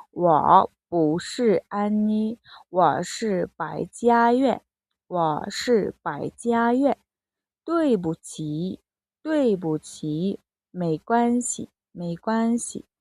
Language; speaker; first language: Chinese; non-native, fluent; Mongolian